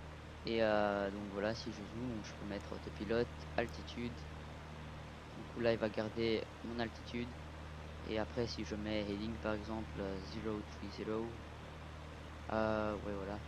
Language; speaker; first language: French; native; French